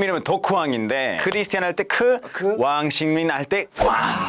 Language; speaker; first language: Korean; non-native, fluent; Spanish